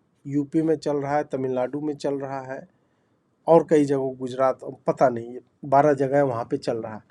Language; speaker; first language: Hindi; native; Hindi